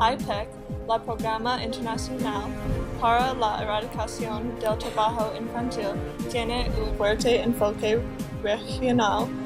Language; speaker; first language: Spanish; non-native, learner; English